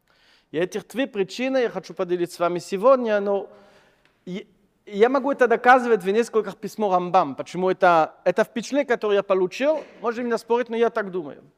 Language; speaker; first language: Russian; non-native, fluent; French